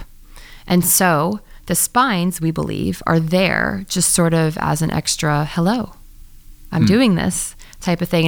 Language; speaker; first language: English; native; English